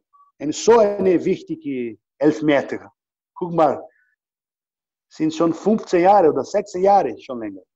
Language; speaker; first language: German; non-native, learner; Portuguese